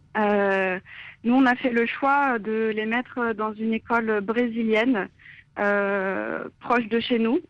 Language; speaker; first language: French; native; French